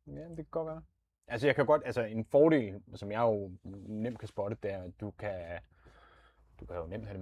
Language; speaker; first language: Danish; native; Danish